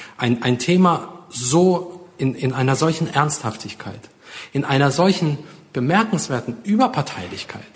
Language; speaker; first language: German; early bilingual, other home language; Russian